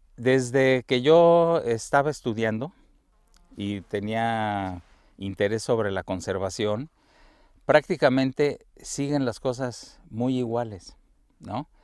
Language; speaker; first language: Spanish; native; Spanish